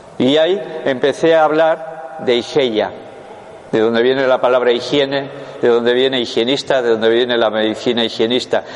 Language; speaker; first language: Spanish; non-native, local second language; Basque